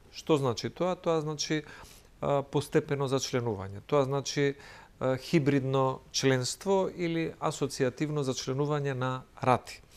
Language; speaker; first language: Macedonian; native; Macedonian